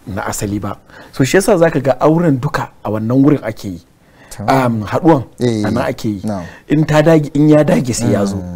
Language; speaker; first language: Hausa; non-native, local second language; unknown